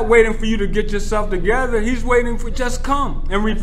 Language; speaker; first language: English; native; English